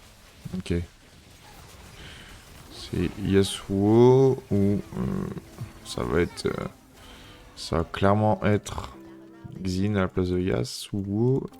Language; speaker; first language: French; native; French